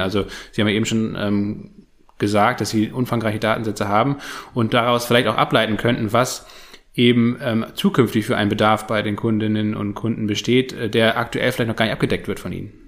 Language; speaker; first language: German; native; German